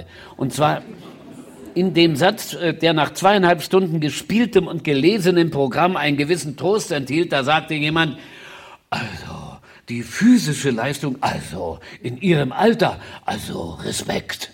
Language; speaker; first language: German; native; German